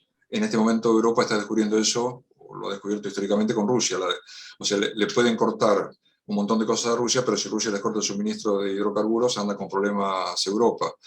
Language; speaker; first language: Spanish; native; Spanish